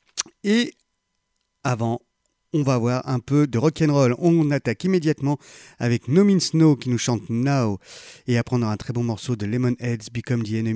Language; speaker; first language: French; native; French